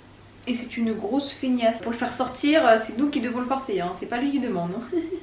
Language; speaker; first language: French; native; French